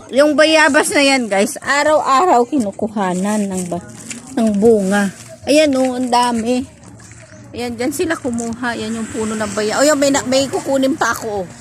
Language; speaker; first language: Filipino; non-native, local second language; Iloko